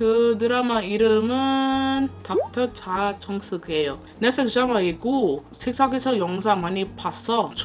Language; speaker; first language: Korean; non-native, learner; English